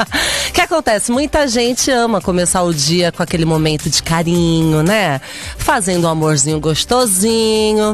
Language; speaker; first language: Portuguese; native; Portuguese